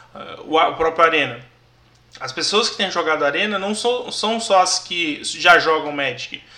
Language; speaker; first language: Portuguese; native; Portuguese